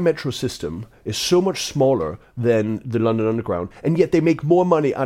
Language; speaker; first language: English; native; English